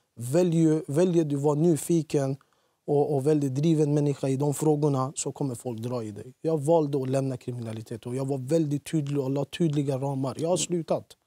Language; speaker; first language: Swedish; early bilingual, other home language; Central Kurdish